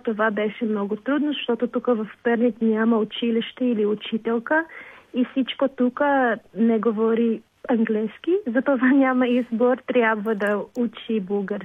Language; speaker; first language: Bulgarian; non-native, learner; Filipino